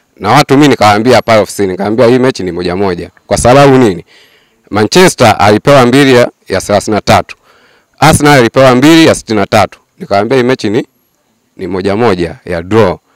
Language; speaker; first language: Swahili; native; Swahili